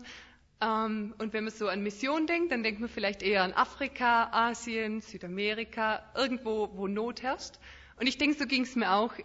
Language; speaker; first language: German; native; German